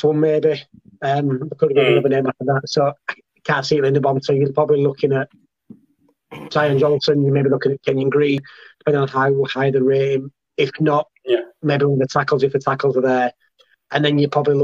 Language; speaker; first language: English; native; English